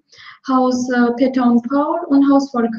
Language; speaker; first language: German; non-native, learner; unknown